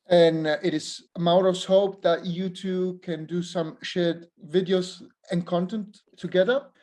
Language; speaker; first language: English; non-native, fluent; Italian